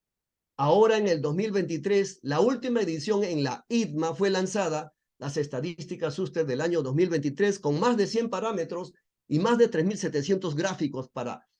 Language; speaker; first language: Spanish; native; Spanish